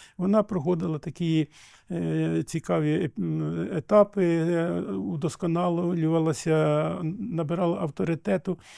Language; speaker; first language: Ukrainian; native; Ukrainian